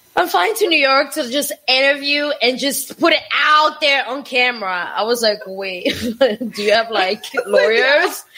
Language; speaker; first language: English; non-native, fluent; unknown